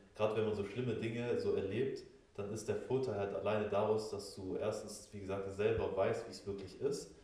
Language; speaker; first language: German; native; German